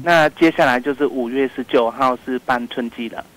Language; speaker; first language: Chinese; non-native, fluent; Vietnamese